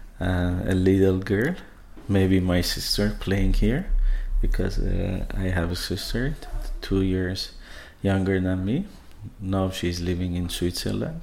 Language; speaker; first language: English; non-native, learner; Persian